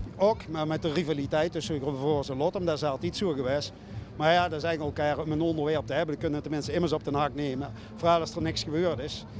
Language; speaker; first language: Dutch; native; Dutch